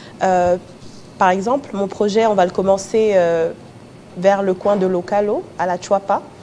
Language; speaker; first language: French; early bilingual, other home language; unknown